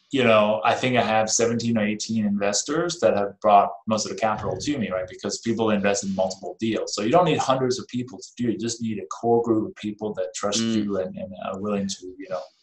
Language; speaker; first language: English; non-native, fluent; Danish